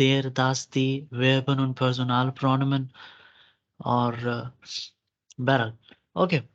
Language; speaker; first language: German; non-native, fluent; Urdu